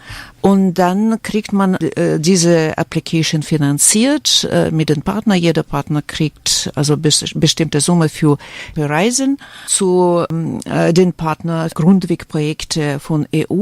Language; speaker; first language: German; non-native, fluent; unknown